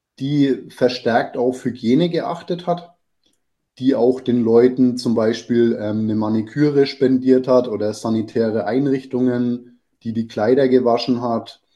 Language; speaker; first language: German; native; German